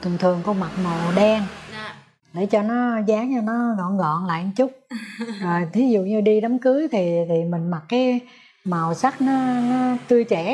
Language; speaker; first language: Vietnamese; native; Vietnamese